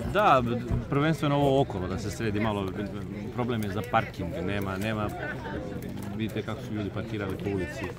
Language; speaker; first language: Serbian; native; Serbian